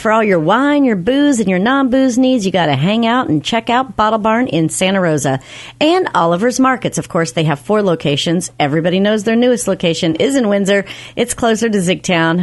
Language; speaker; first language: English; native; English